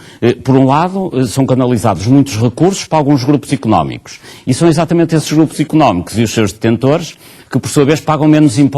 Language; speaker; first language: Portuguese; native; Portuguese